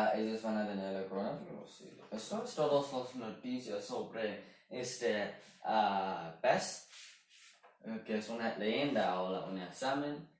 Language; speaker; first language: Spanish; non-native, learner; Chinese